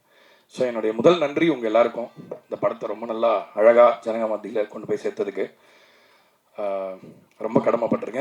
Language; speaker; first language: Tamil; native; Tamil